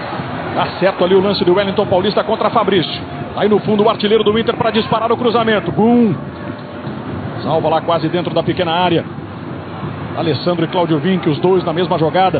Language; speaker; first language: Portuguese; native; Portuguese